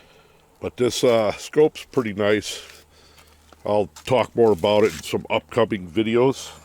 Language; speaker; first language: English; native; English